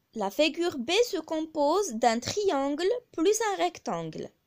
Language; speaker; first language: French; non-native, local second language; Arabic